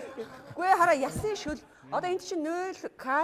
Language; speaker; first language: Mongolian; native; Mongolian